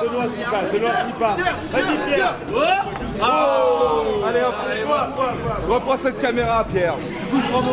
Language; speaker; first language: French; native; French